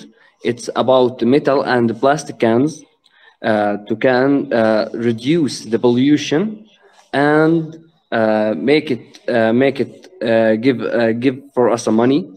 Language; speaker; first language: English; non-native, learner; Arabic